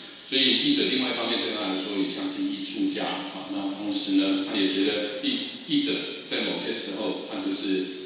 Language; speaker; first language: Chinese; native; Chinese